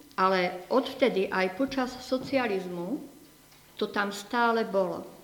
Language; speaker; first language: Slovak; native; Slovak